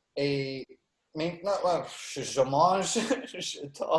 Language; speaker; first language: French; non-native, learner; Arabic